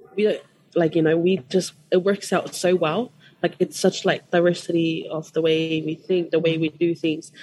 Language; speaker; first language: English; non-native, fluent; Tongan